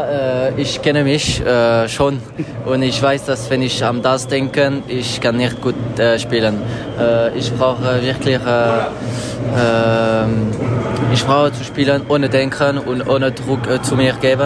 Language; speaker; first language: German; non-native, learner; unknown